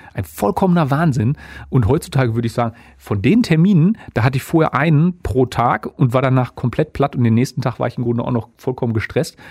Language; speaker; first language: German; native; German